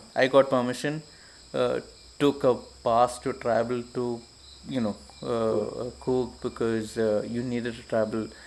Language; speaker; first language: English; non-native, local second language; Malayalam